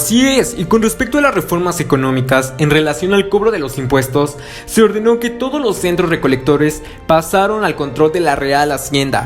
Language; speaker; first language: Spanish; native; Spanish